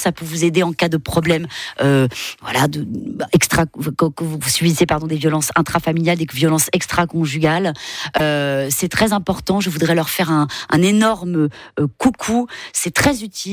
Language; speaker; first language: French; native; French